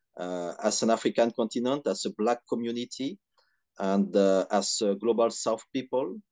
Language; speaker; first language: English; non-native, fluent; French